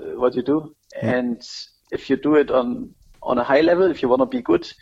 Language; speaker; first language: English; non-native, fluent; German